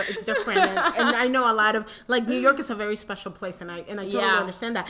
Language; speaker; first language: English; early bilingual, other home language; Spanish